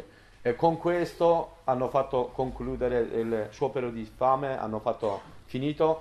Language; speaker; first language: Italian; non-native, learner; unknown